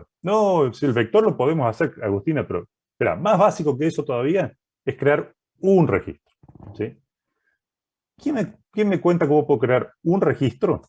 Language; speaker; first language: Spanish; native; Spanish